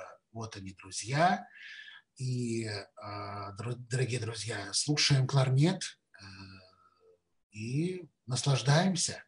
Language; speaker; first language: Russian; native; Russian